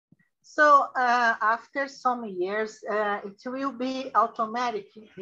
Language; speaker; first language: English; non-native, learner; Portuguese